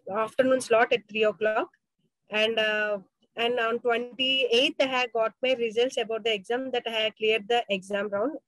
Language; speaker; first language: English; non-native, local second language; Telugu